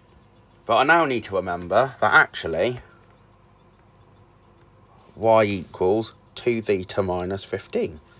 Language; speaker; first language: English; native; English